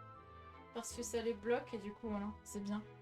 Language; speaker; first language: French; native; French